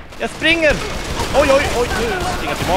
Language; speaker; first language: Swedish; native; Swedish